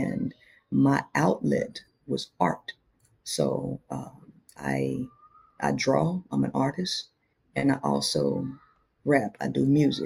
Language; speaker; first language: English; native; English